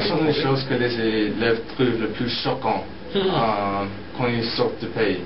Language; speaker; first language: French; non-native, learner; English